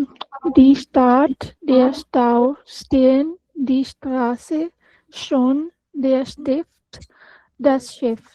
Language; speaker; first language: German; non-native, learner; Hindi